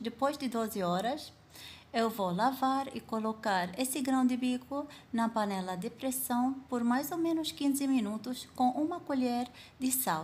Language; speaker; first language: Portuguese; non-native, fluent; Arabic